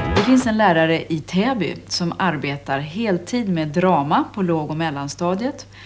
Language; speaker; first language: Swedish; native; Swedish